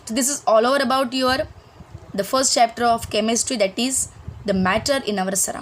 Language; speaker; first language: English; non-native, local second language; Hindi